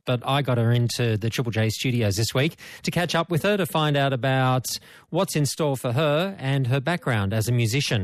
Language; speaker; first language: English; native; English